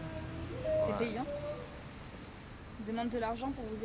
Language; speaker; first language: French; native; French